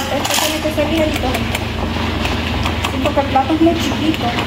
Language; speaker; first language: Spanish; native; Spanish